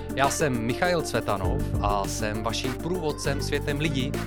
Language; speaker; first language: Czech; non-native, fluent; Bulgarian